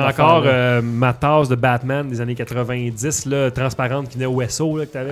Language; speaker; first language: French; native; French